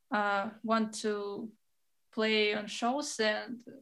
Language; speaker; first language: English; non-native, fluent; Russian